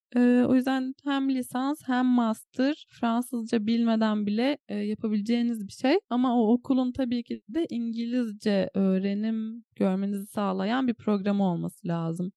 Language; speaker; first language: Turkish; native; Turkish